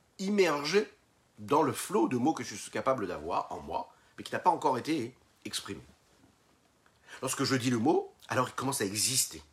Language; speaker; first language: French; native; French